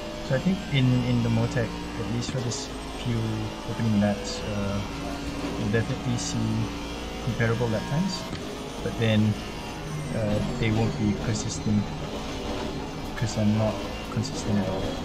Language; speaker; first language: English; non-native, local second language; Malay